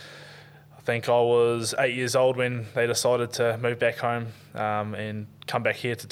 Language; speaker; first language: English; native; English